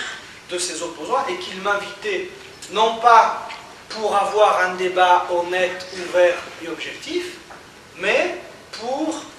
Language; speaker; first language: French; native; French